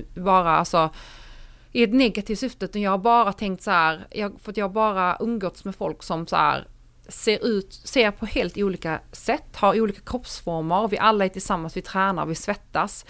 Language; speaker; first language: Swedish; native; Swedish